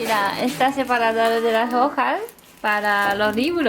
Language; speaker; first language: Spanish; non-native, learner; Japanese